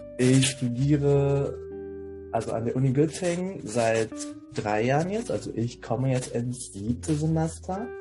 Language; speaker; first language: German; non-native, fluent; Indonesian